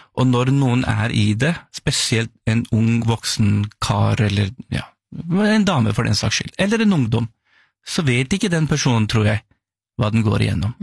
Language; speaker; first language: Norwegian; early bilingual, other home language; Urdu